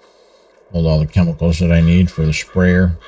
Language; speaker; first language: English; native; English